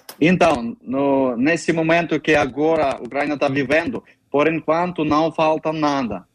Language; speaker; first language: Portuguese; non-native, learner; Ukrainian